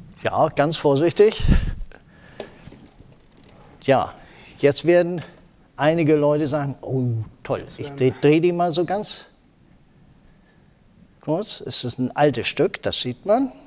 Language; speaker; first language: German; native; German